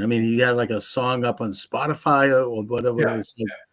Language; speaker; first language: English; native; English